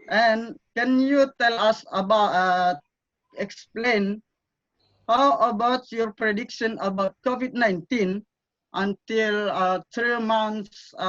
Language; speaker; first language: English; non-native, learner; Indonesian